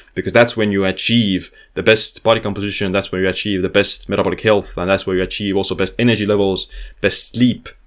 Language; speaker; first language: English; non-native, fluent; Estonian